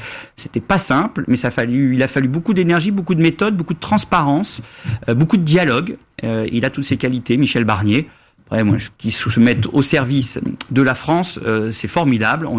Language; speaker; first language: French; native; French